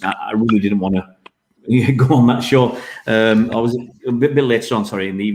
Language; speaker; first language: English; native; English